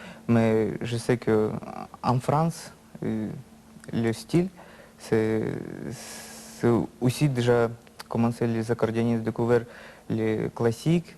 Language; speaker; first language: French; non-native, learner; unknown